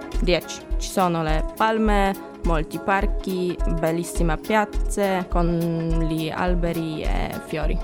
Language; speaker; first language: Italian; non-native, fluent; Polish